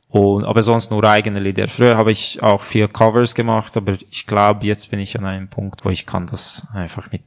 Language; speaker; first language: German; non-native, fluent; Hungarian